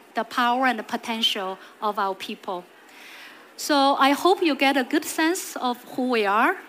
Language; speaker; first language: English; non-native, fluent; Chinese